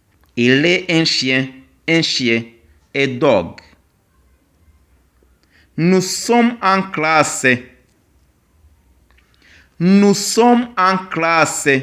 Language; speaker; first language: French; non-native, local second language; Kinyarwanda